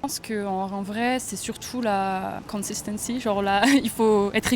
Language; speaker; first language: French; native; French